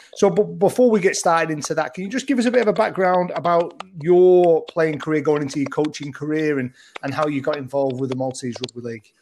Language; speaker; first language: English; early bilingual, other home language; Maltese